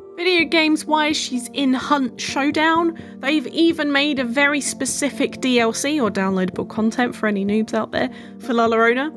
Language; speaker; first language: English; native; English